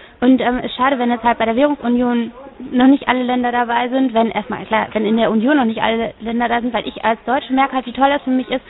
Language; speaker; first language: German; native; German